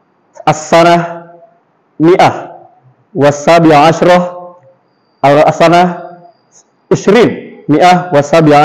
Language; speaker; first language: Arabic; non-native, fluent; Indonesian